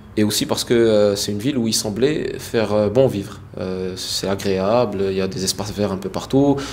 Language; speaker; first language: French; early bilingual, other home language; Arabic